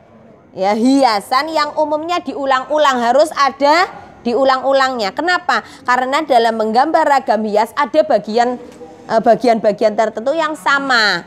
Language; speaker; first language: Indonesian; non-native, local second language; Javanese